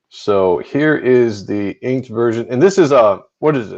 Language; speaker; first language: English; native; English